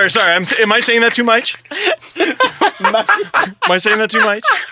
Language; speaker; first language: English; native; English